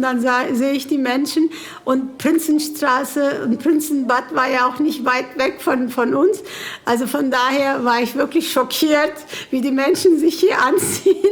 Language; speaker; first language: German; early bilingual, other home language; Kurdish